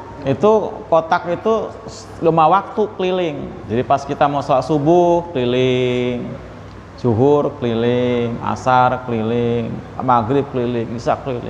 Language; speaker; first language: Indonesian; native; Indonesian